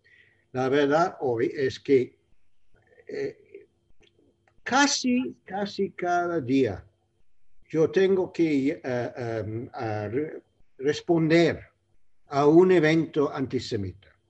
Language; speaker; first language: Spanish; non-native, fluent; English